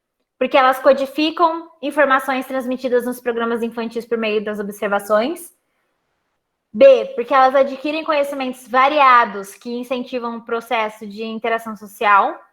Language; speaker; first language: Portuguese; native; Portuguese